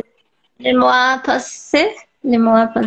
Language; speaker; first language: French; non-native, learner; Portuguese